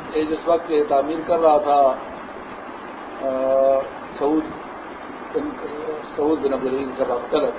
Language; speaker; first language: Urdu; non-native, local second language; Pashto